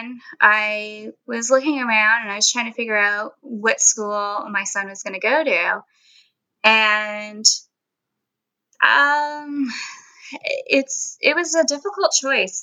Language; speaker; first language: English; early bilingual, other home language; Spanish